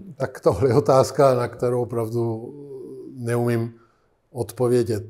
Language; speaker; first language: Czech; non-native, fluent; Italian